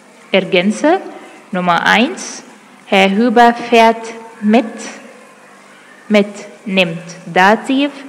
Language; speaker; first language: German; non-native, fluent; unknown